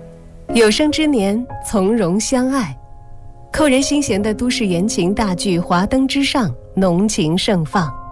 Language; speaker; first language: Chinese; native; Chinese